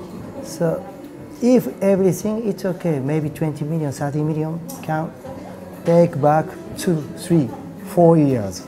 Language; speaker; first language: English; non-native, learner; Japanese